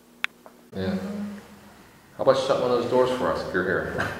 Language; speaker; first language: English; native; English